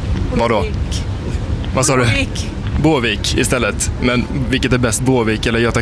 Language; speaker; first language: Swedish; native; Swedish